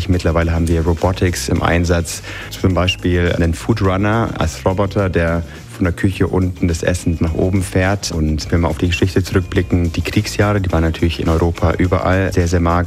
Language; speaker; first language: German; native; German